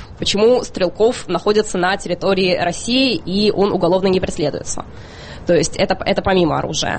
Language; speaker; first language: Russian; native; Russian